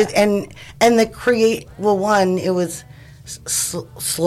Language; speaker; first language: English; native; English